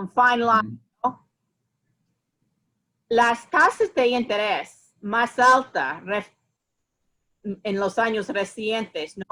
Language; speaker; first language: Spanish; non-native, fluent; English